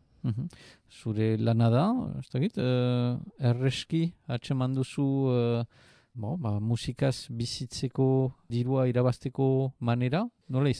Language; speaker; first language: Basque; native; Basque